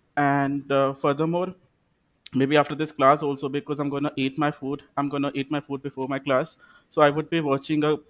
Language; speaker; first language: English; non-native, local second language; Punjabi